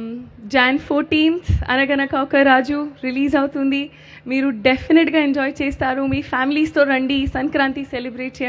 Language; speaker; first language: Telugu; non-native, learner; Hindi